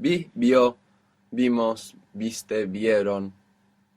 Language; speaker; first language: Spanish; non-native, fluent; English